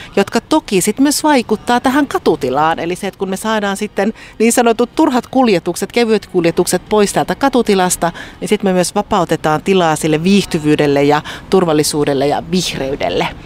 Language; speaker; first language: Finnish; native; Finnish